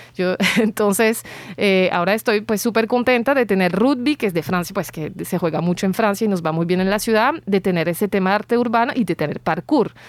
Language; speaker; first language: Spanish; non-native, fluent; French